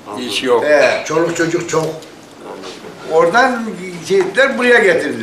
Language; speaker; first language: Turkish; early bilingual, heritage; Turkish